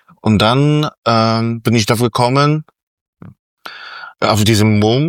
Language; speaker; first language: German; non-native, fluent; Polish